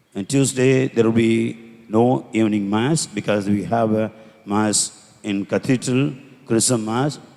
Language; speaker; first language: English; non-native, local second language; Tamil